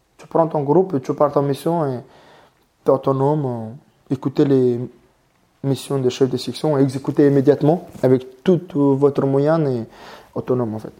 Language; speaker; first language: French; non-native, learner; Mongolian